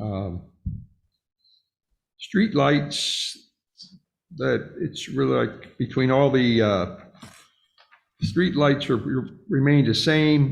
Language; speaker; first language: English; native; English